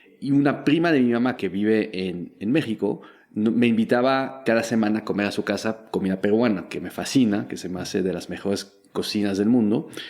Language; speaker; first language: Spanish; non-native, fluent; French